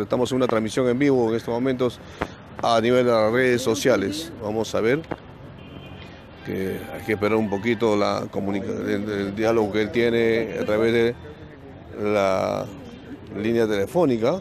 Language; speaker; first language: Spanish; native; Spanish